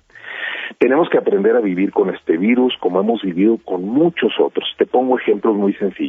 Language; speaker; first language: Spanish; native; Spanish